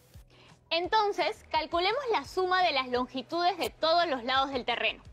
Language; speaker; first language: Spanish; native; Spanish